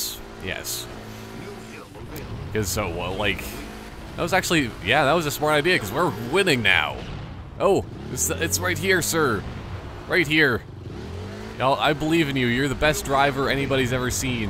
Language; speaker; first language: English; native; English